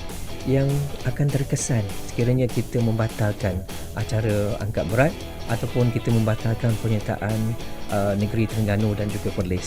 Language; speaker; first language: Malay; native; Malay